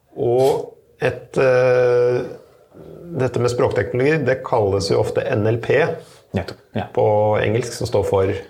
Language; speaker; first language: Norwegian; native; Norwegian